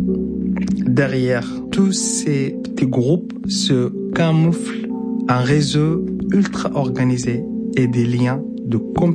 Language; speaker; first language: French; non-native, fluent; Arabic